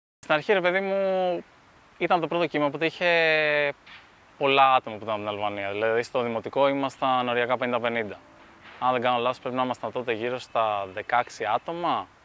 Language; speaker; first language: Greek; early bilingual, other home language; Albanian